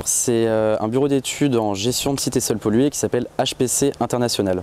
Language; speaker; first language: French; native; French